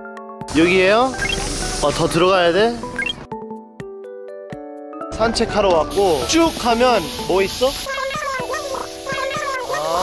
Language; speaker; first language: Korean; non-native, fluent; English